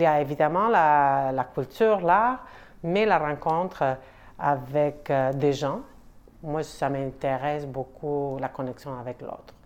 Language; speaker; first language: French; non-native, fluent; Spanish